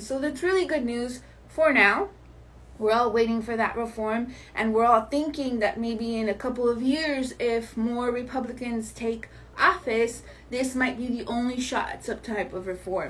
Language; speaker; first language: English; early bilingual, other home language; Spanish